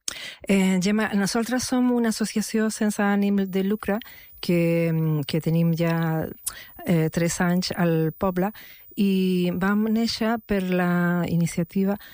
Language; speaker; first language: Catalan; non-native, local second language; Spanish